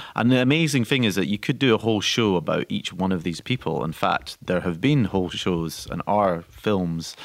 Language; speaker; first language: English; native; English